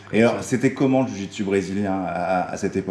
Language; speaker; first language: French; native; French